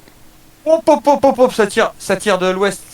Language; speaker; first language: French; native; French